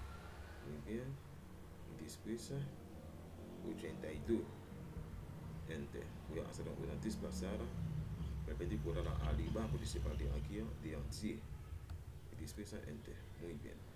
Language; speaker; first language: Spanish; non-native, learner; Haitian Creole